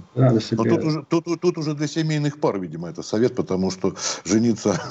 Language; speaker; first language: Russian; native; Russian